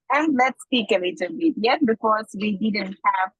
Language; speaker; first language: English; non-native, fluent; Ukrainian